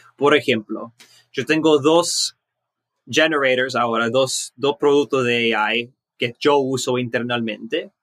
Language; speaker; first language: Spanish; early bilingual, heritage; Spanish